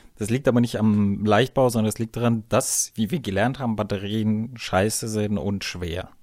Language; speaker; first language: German; native; German